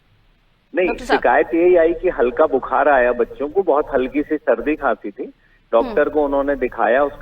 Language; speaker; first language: Hindi; native; Hindi